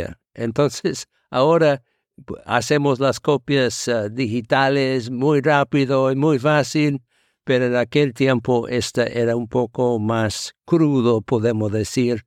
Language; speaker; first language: Spanish; non-native, fluent; English